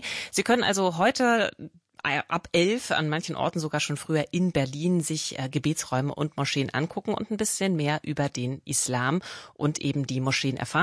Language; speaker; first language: German; native; German